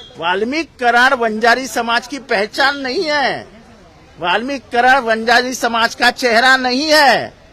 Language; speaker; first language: Hindi; non-native, local second language; Marathi